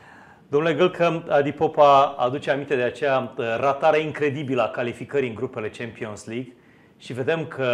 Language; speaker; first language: Romanian; native; Romanian